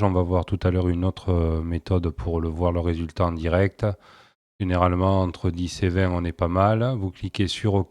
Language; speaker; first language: French; native; French